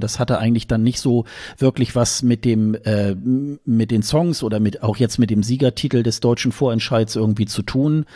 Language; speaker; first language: German; native; German